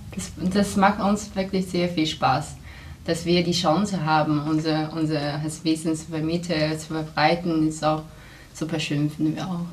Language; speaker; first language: German; non-native, fluent; Chinese